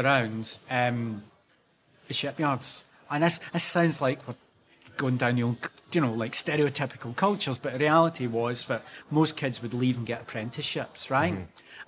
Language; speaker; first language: English; native; English